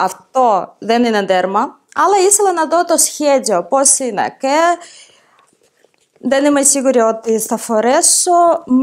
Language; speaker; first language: Greek; non-native, fluent; Ukrainian